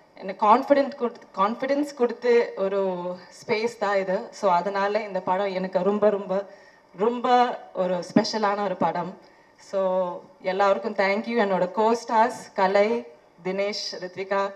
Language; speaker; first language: Tamil; non-native, fluent; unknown